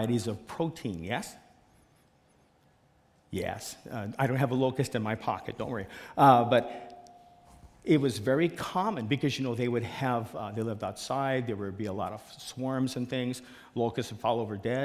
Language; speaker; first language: English; native; English